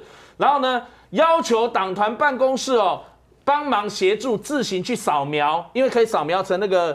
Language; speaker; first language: Chinese; native; Chinese